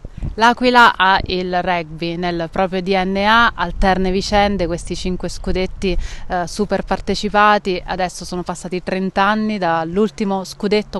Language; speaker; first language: Italian; native; Italian